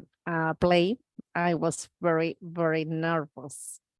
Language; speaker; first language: English; non-native, learner; Spanish